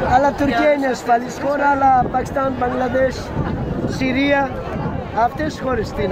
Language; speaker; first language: Greek; non-native, learner; Urdu